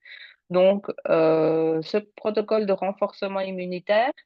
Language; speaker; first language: French; non-native, fluent; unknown